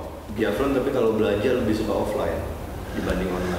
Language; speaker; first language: Indonesian; native; Indonesian